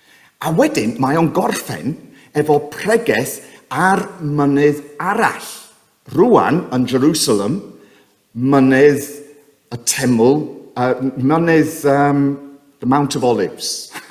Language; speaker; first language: Welsh; non-native, fluent; English